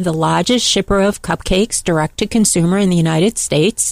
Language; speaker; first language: English; native; English